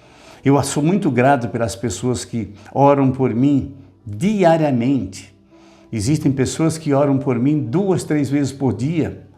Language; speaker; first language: Portuguese; native; Portuguese